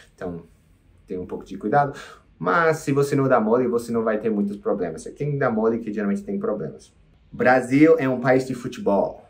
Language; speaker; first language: Portuguese; non-native, fluent; English